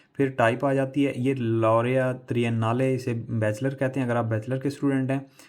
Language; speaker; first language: Urdu; non-native, local second language; Punjabi